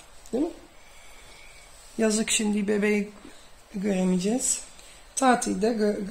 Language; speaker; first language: Turkish; early bilingual, heritage; Dutch